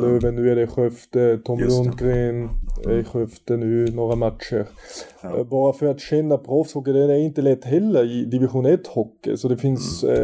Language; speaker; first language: Swedish; non-native, fluent; German